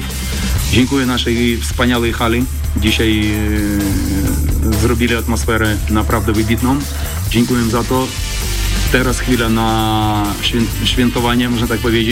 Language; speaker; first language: Polish; non-native, fluent; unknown